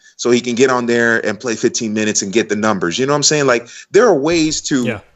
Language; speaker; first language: English; native; English